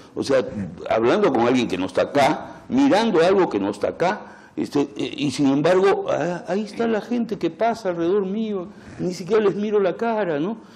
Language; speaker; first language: Spanish; native; Spanish